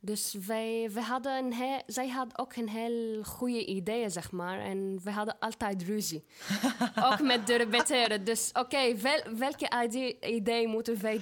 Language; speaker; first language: Dutch; non-native, learner; Arabic